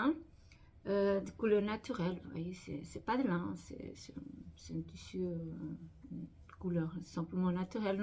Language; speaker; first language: French; non-native, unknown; Portuguese